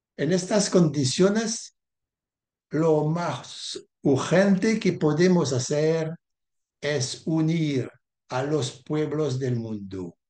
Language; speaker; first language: Spanish; non-native, learner; French